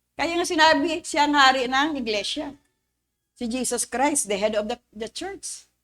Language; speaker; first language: Filipino; non-native, local second language; Cebuano